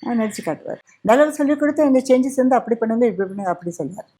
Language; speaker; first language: Tamil; non-native, fluent; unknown